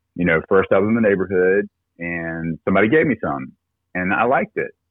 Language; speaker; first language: English; native; English